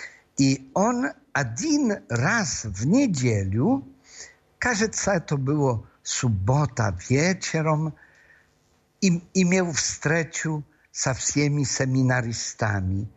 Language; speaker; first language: Russian; non-native, fluent; Polish